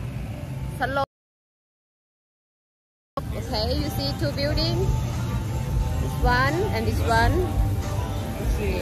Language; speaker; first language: English; non-native, learner; Thai